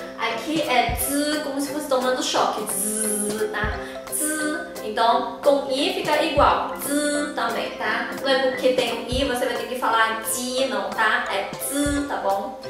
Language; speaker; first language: Portuguese; non-native, fluent; Chinese